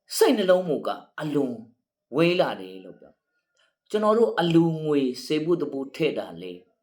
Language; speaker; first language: Burmese; non-native, local second language; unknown